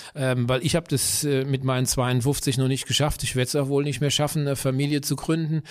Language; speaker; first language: German; native; German